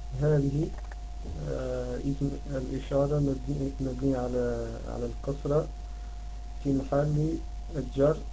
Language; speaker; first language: Arabic; non-native, learner; Dutch